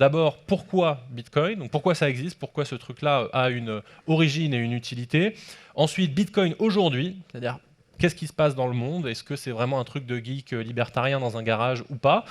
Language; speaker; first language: French; native; French